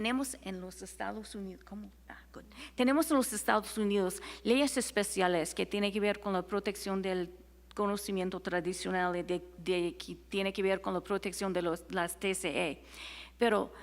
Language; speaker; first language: Spanish; non-native, fluent; English